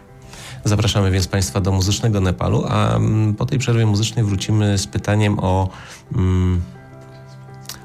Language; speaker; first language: Polish; native; Polish